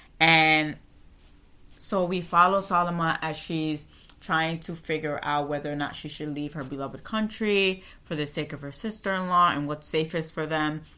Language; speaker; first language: English; native; English